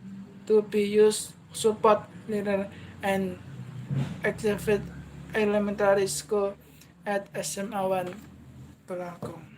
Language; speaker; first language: English; non-native, learner; Indonesian